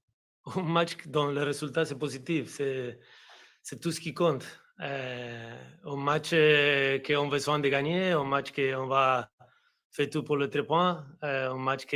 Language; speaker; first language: French; non-native, fluent; Spanish